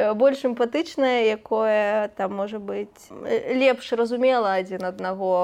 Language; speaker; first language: Belarusian; native; Belarusian